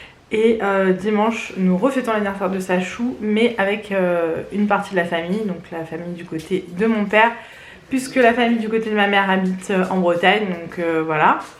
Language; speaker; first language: French; native; French